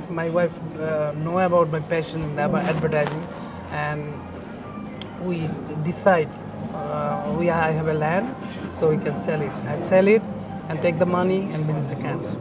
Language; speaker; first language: English; non-native, local second language; Bangla